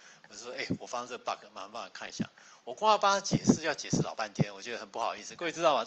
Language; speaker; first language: Chinese; native; Chinese